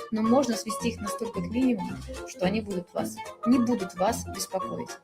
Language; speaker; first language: Russian; native; Russian